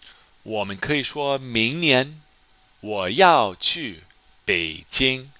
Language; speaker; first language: Chinese; non-native, fluent; English